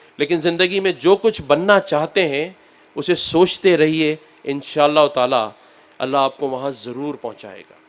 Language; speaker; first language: Urdu; native; Urdu